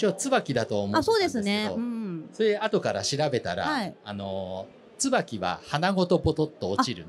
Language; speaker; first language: Japanese; native; Japanese